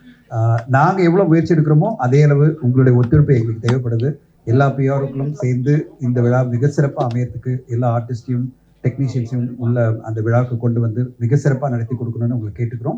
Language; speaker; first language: Tamil; native; Tamil